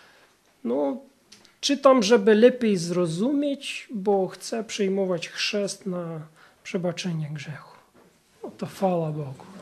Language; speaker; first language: Polish; non-native, fluent; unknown